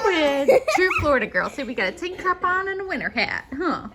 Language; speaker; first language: English; native; English